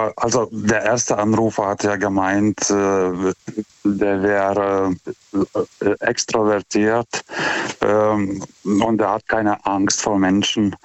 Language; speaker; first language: German; non-native, fluent; Lithuanian